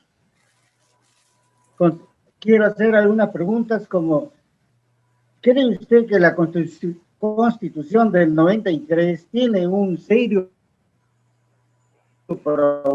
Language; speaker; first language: Spanish; native; Spanish